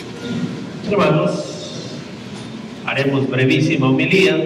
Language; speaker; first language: Spanish; native; Spanish